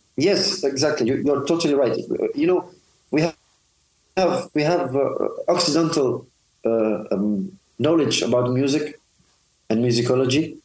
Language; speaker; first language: English; non-native, fluent; Arabic